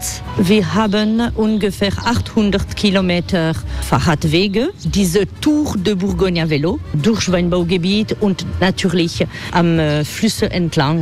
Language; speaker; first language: German; non-native, fluent; French